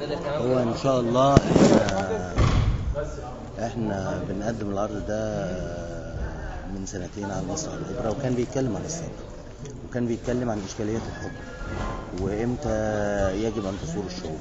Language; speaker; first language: Arabic; native; Arabic